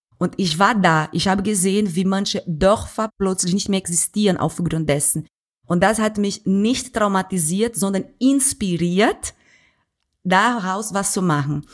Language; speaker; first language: German; non-native, fluent; Portuguese